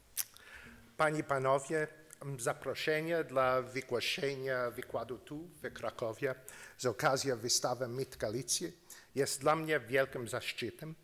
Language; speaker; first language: Polish; non-native, learner; English